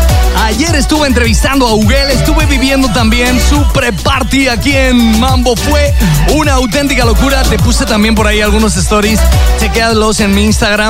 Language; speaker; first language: Spanish; native; Spanish